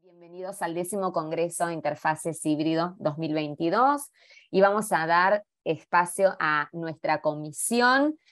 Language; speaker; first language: Spanish; native; Spanish